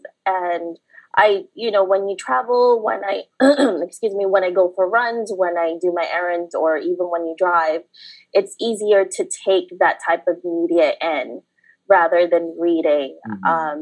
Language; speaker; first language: English; early bilingual, other home language; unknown